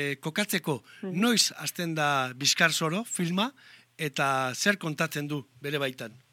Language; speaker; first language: Basque; native; Basque